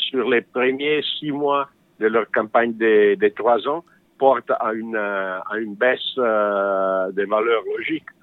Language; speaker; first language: French; non-native, fluent; English